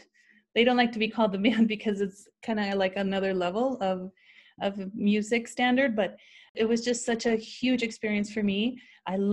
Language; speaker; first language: English; non-native, fluent; Spanish